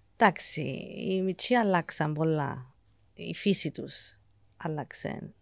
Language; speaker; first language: Greek; early bilingual, heritage; English